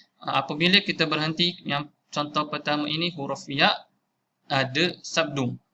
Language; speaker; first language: Malay; native; Malay